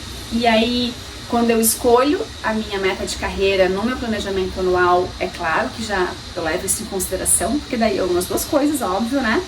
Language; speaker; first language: Portuguese; native; Portuguese